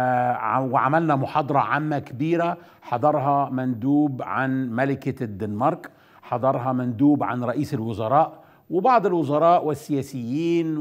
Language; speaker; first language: Arabic; native; Arabic